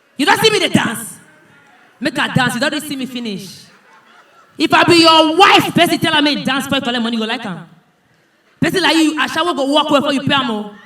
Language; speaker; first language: Nigerian Pidgin; native; Nigerian Pidgin